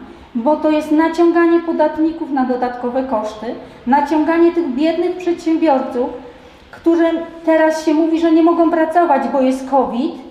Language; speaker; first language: Polish; native; Polish